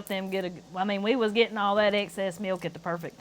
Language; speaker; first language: English; native; English